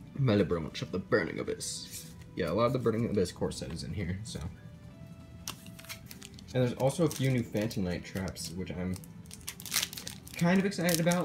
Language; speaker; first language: English; native; English